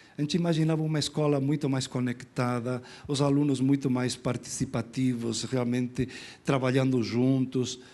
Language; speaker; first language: Portuguese; non-native, fluent; Spanish